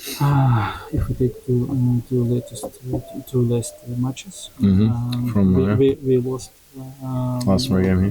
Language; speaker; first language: English; non-native, learner; Ukrainian